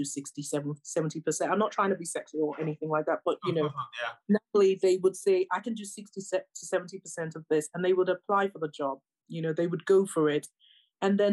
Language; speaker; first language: English; native; English